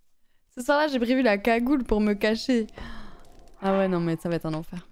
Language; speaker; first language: French; native; French